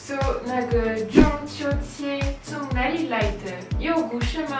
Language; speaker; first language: Chinese; non-native, learner; French